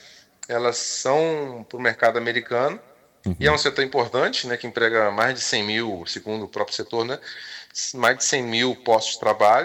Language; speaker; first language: Portuguese; native; Portuguese